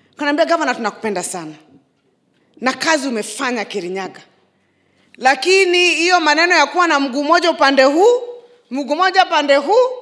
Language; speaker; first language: Swahili; non-native, local second language; Kikuyu